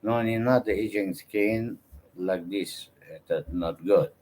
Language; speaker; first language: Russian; non-native, local second language; Turkmen